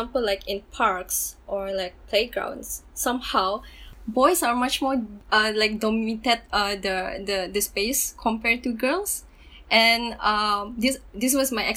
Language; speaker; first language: English; non-native, local second language; Malay